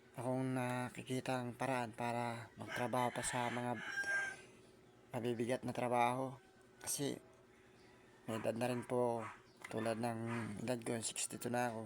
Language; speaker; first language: Filipino; native; Filipino